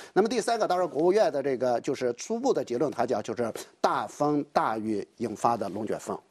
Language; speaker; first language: Chinese; native; Chinese